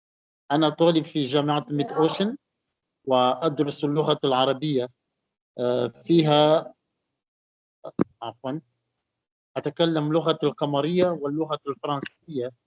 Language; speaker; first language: Arabic; non-native, learner; Comorian